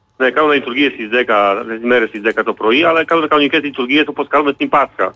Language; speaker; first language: Greek; non-native, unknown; Polish